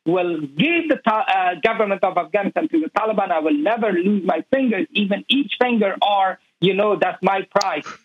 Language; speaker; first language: English; non-native, learner; Persian